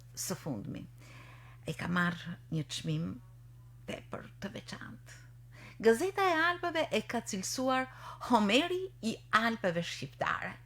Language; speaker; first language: Albanian; native; Albanian